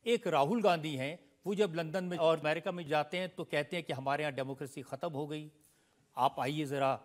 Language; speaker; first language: Hindi; native; Hindi